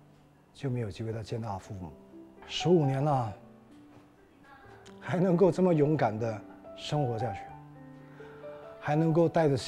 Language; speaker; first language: Chinese; native; Chinese